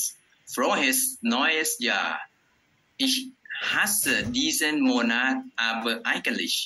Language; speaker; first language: German; non-native, learner; Thai